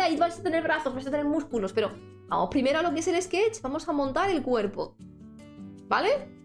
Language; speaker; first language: Spanish; native; Spanish